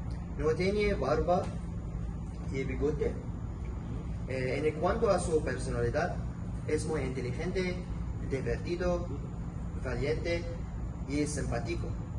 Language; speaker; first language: Spanish; non-native, learner; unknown